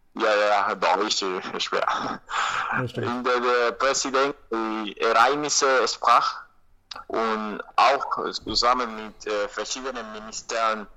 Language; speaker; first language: German; non-native, learner; Spanish